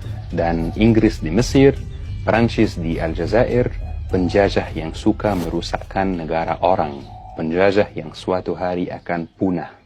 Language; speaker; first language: Indonesian; non-native, fluent; Arabic